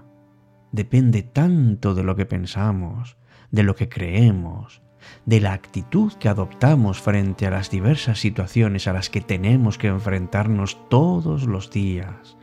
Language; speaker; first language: Spanish; native; Spanish